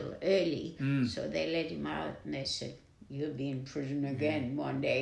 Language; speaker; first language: English; non-native, local second language; German